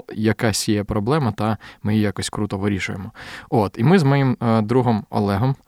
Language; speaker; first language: Ukrainian; non-native, local second language; Russian